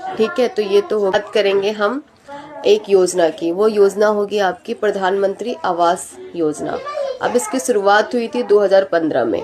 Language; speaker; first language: Hindi; native; Hindi